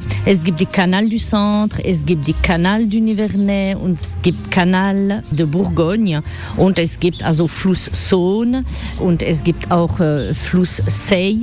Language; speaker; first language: German; non-native, fluent; French